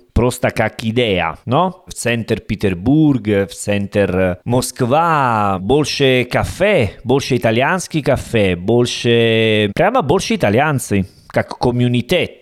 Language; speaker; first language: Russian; non-native, learner; Italian